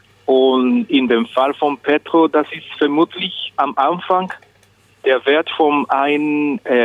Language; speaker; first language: German; non-native, learner; Spanish